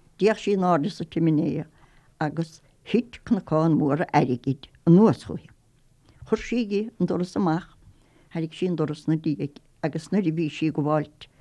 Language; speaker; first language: Irish; native; Irish